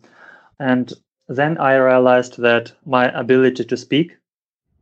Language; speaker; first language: English; non-native, fluent; Russian